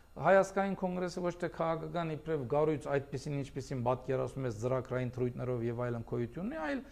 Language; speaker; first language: Armenian; early bilingual, heritage; Armenian